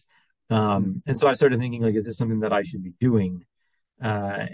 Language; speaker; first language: English; native; English